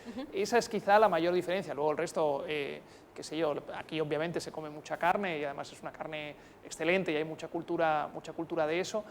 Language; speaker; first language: Spanish; native; Spanish